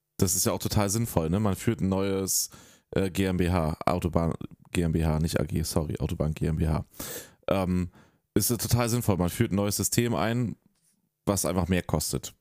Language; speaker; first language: German; native; German